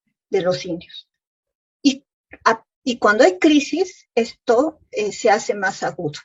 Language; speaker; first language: Spanish; native; Spanish